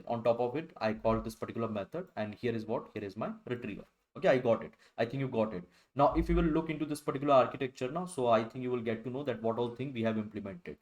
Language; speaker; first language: English; non-native, local second language; Hindi